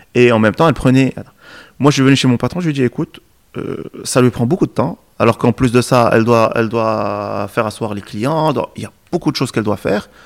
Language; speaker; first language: French; non-native, local second language; Arabic